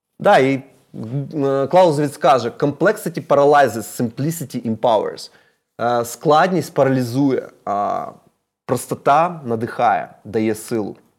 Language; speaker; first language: Ukrainian; non-native, local second language; Russian